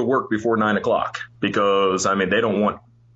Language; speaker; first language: English; native; English